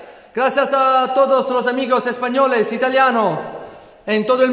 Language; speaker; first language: Spanish; non-native, fluent; Italian